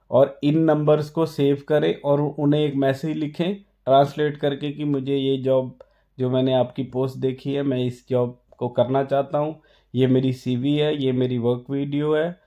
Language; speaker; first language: Hindi; non-native, local second language; Punjabi